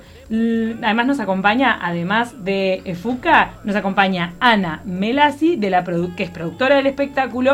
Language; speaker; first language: Spanish; native; Spanish